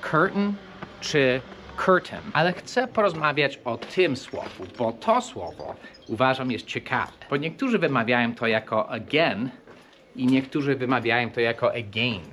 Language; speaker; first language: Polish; non-native, fluent; English